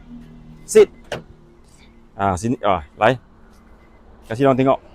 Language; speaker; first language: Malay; non-native, local second language; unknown